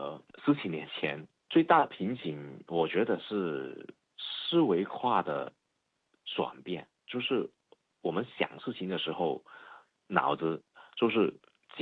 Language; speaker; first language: Chinese; non-native, fluent; Cantonese